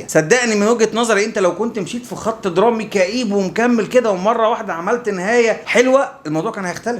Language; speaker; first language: Arabic; native; Arabic